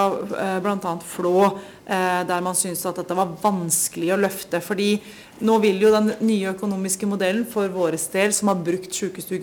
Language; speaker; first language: Norwegian; native; Norwegian